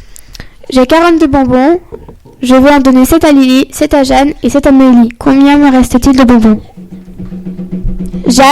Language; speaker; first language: French; native; French